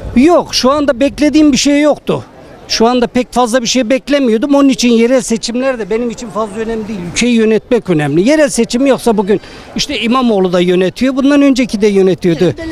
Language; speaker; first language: Turkish; native; Turkish